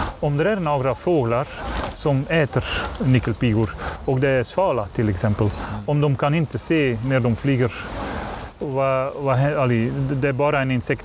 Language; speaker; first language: Swedish; non-native, learner; Dutch